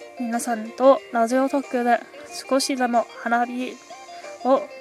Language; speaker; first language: Japanese; non-native, learner; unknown